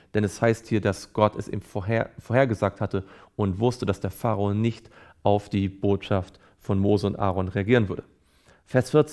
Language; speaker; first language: German; native; German